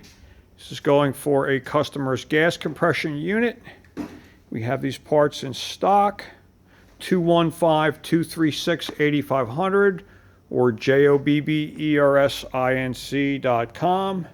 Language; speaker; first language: English; native; English